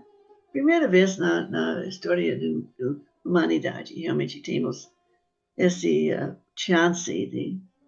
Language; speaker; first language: Portuguese; non-native, fluent; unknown